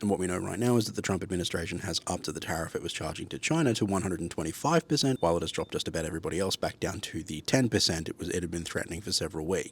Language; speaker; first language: English; native; English